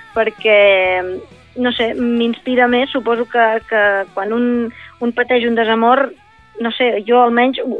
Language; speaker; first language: Catalan; non-native, local second language; Spanish